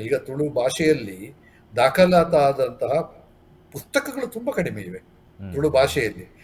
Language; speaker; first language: Kannada; non-native, local second language; Tulu